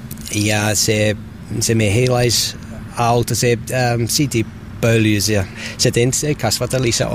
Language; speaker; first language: Finnish; non-native, learner; English